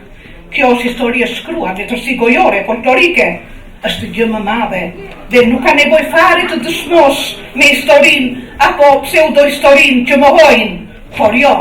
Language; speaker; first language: Albanian; native; Albanian